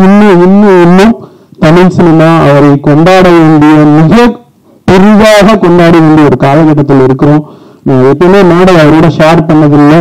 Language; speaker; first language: Tamil; native; Tamil